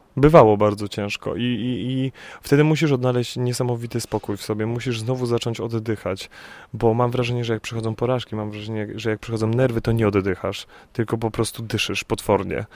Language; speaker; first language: Polish; native; Polish